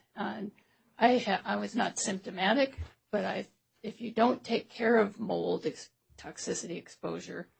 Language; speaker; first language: English; native; English